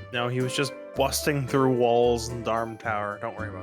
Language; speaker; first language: English; native; English